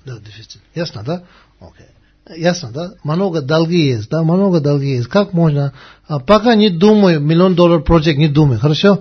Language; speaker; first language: Russian; non-native, learner; Tibetan